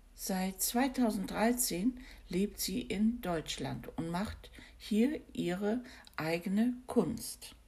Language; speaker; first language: German; native; German